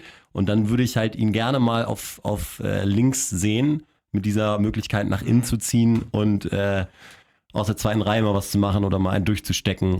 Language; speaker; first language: German; native; German